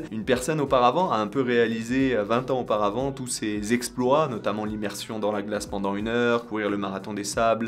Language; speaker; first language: French; native; French